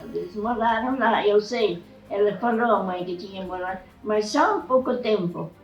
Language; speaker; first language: Portuguese; non-native, local second language; German